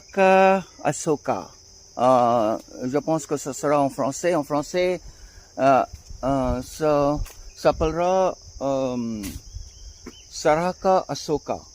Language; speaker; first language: French; non-native, fluent; Bangla